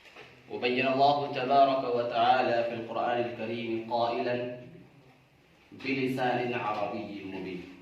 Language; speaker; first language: Arabic; non-native, fluent; Urdu